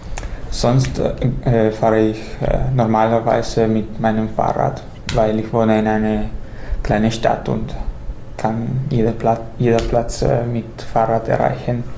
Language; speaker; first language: German; non-native, learner; Italian